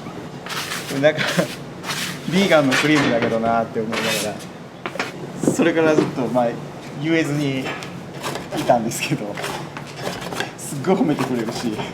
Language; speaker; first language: Japanese; native; Japanese